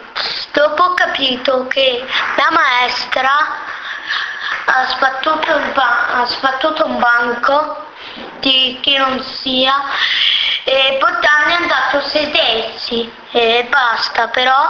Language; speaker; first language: Italian; early bilingual, other home language; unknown